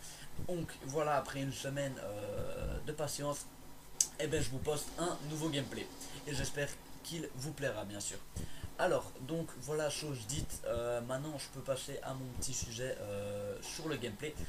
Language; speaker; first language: French; native; French